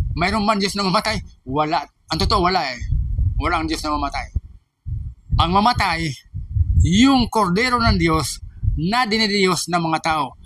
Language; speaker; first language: Filipino; non-native, local second language; Cebuano